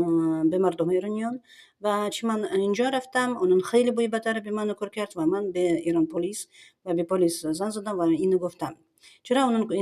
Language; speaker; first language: Persian; non-native, learner; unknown